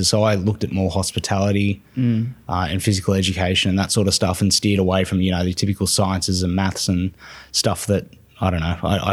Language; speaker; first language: English; native; English